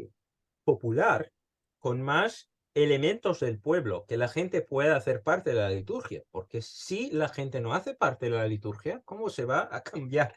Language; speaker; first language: Spanish; early bilingual, heritage; Spanish